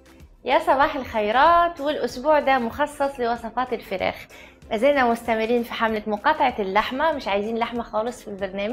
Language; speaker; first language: Arabic; native; Arabic